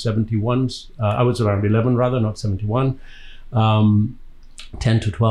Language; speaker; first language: English; non-native, local second language; Gujarati